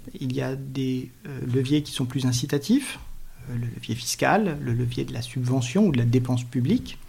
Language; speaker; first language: French; native; French